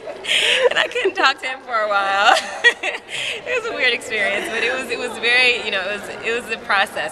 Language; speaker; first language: English; native; English